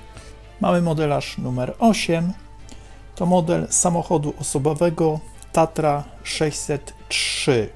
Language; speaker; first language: Polish; native; Polish